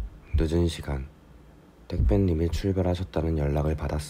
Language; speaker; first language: Korean; native; Korean